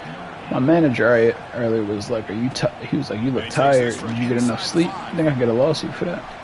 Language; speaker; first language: English; native; English